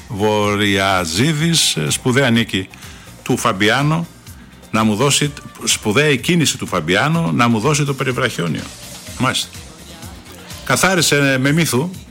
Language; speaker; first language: Greek; native; Greek